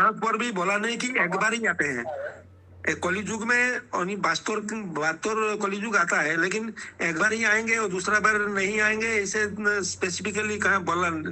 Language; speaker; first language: Hindi; non-native, local second language; Bangla